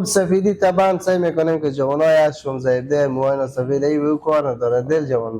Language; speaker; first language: Persian; native; Persian